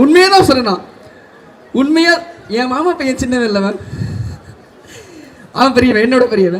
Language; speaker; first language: Tamil; native; Tamil